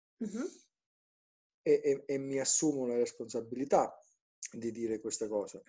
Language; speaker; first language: Italian; native; Italian